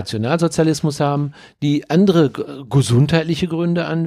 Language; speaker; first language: German; native; German